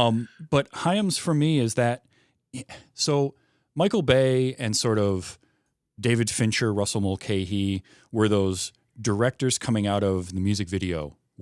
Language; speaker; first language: English; native; English